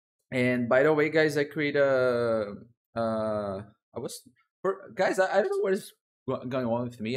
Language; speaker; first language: English; non-native, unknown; Portuguese